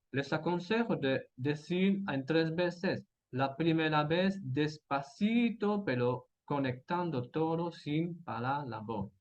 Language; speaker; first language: Spanish; non-native, fluent; French